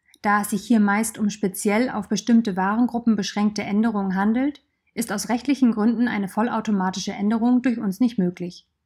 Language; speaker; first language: German; native; German